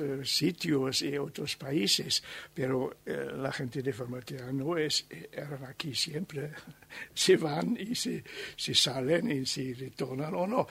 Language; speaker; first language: Spanish; non-native, learner; German